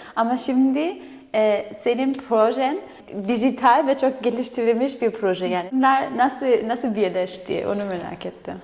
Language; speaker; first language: Turkish; non-native, fluent; German